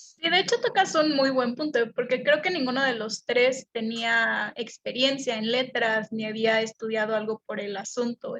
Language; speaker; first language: Spanish; native; Spanish